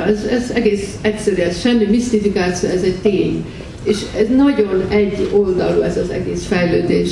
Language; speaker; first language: Hungarian; early bilingual, heritage; Hungarian